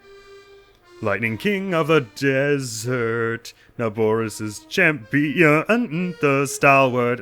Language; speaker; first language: English; native; English